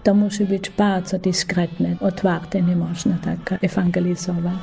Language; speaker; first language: Polish; non-native, fluent; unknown